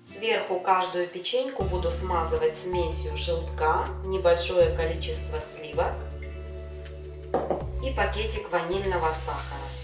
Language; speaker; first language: Russian; native; Russian